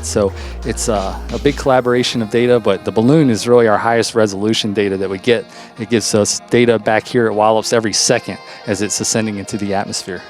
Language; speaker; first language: English; native; English